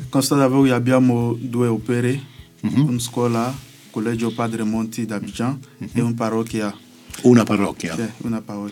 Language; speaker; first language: Italian; non-native, learner; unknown